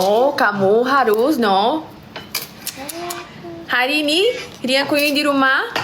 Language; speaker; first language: Indonesian; non-native, learner; Portuguese